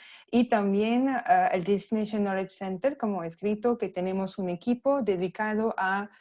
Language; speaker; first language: Spanish; non-native, fluent; French